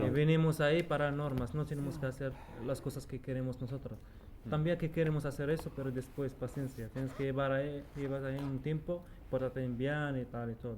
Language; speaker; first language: Spanish; non-native, learner; Arabic